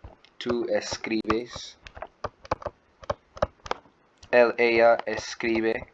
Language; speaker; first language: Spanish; non-native, learner; English